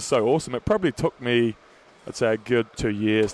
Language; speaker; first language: English; native; English